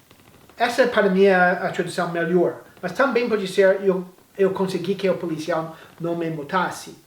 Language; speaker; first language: Portuguese; non-native, fluent; English